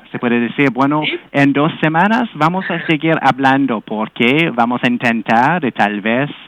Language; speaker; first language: Spanish; non-native, fluent; English